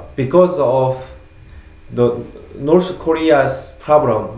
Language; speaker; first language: English; non-native, learner; Korean